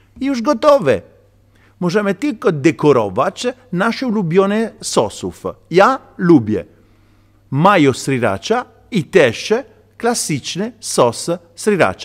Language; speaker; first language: Polish; non-native, learner; Italian